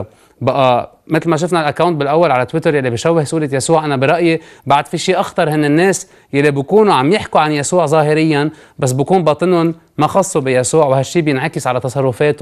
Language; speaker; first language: Arabic; native; Arabic